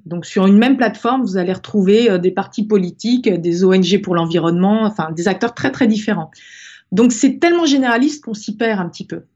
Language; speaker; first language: French; native; French